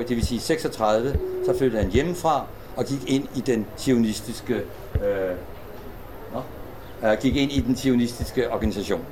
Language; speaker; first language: Danish; native; Danish